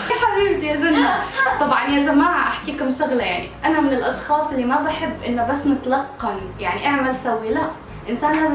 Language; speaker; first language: Arabic; native; Arabic